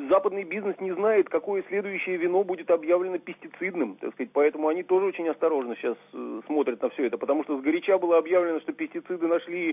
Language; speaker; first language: Russian; native; Russian